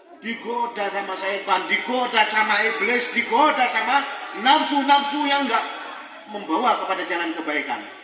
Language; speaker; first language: Indonesian; non-native, local second language; Javanese